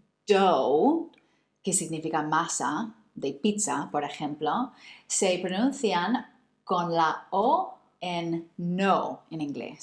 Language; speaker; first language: Spanish; non-native, fluent; English